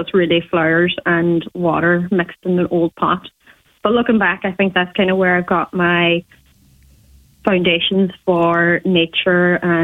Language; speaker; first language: English; native; English